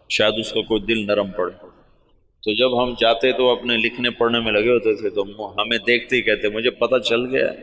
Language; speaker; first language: Urdu; non-native, local second language; Punjabi